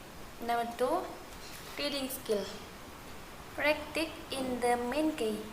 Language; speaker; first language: English; non-native, learner; Indonesian